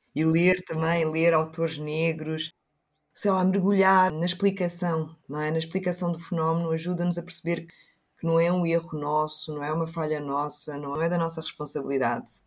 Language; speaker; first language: Portuguese; early bilingual, other home language; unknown